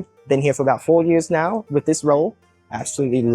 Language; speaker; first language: English; native; English